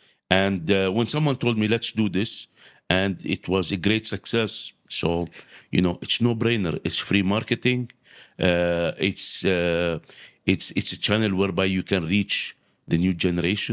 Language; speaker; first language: English; non-native, local second language; Arabic